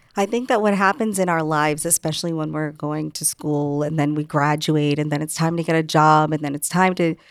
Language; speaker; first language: English; early bilingual, other home language; Hindi